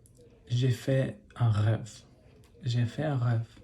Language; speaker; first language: French; non-native, learner; English